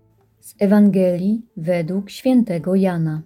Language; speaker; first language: Polish; native; Polish